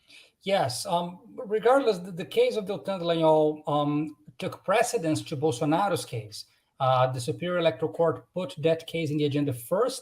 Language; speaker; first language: English; non-native, fluent; Portuguese